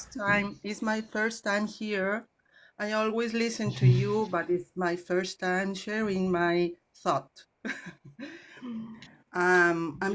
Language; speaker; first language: English; non-native, learner; Spanish